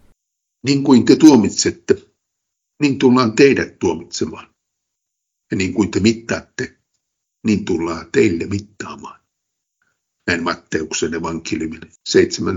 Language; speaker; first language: Finnish; native; Finnish